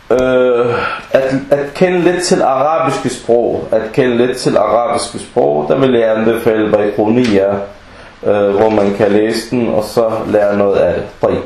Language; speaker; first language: Danish; early bilingual, other home language; Arabic